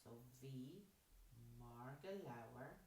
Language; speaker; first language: Irish; non-native, local second language; English